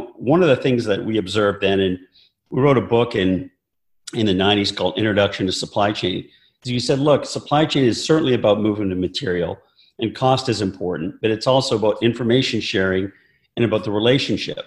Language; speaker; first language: English; native; English